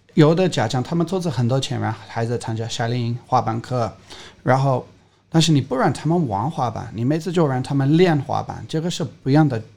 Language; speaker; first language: Chinese; non-native, fluent; English